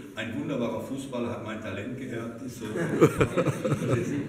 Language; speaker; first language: German; native; German